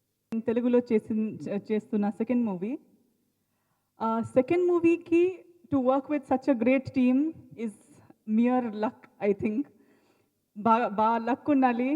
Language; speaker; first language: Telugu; non-native, local second language; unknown